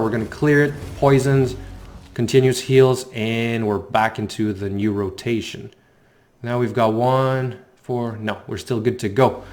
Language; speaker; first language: English; native; English